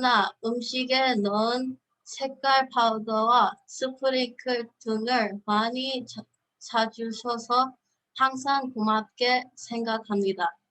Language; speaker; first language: Korean; early bilingual, heritage; Korean